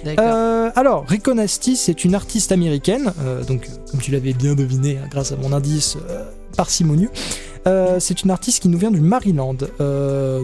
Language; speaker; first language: French; native; French